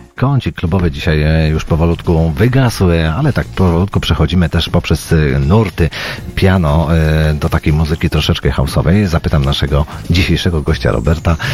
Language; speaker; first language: Polish; native; Polish